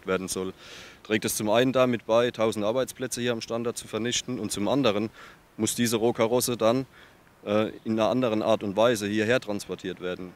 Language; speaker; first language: German; native; German